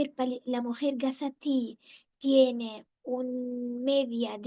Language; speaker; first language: Spanish; non-native, fluent; Arabic